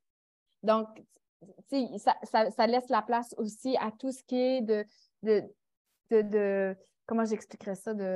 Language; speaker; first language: French; native; French